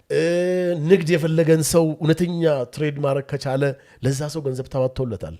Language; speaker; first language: Amharic; non-native, local second language; Oromo